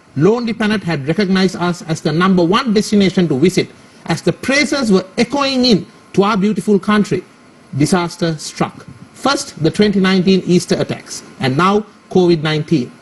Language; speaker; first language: English; non-native, local second language; Sinhala